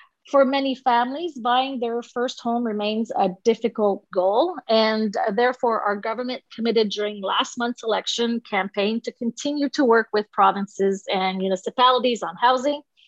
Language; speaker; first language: English; non-native, local second language; French